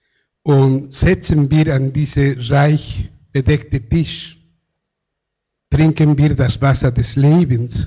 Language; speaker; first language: German; non-native, fluent; Spanish